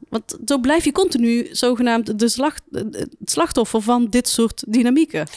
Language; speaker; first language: Dutch; early bilingual, other home language; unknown